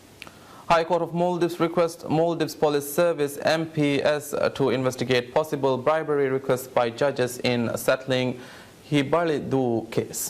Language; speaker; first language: English; non-native, local second language; Divehi